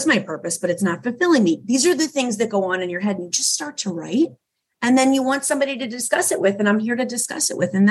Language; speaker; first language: English; native; English